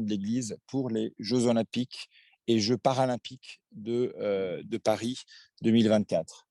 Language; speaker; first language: French; native; French